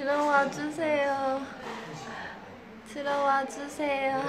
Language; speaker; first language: Korean; non-native, fluent; Chinese